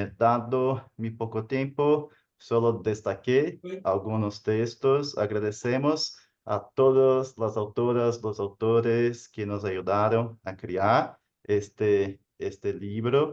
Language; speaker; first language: Spanish; non-native, fluent; Portuguese